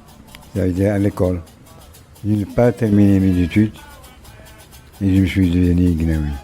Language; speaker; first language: French; non-native, local second language; Arabic